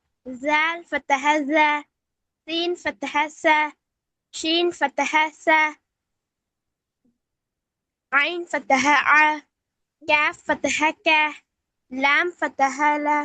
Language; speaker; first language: Arabic; non-native, learner; Tamil